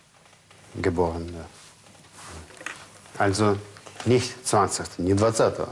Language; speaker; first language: German; non-native, fluent; Russian